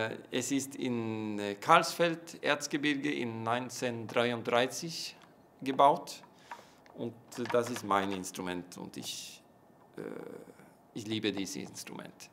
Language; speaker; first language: German; non-native, fluent; Norwegian